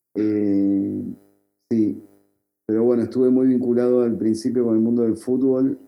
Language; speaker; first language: Spanish; native; Spanish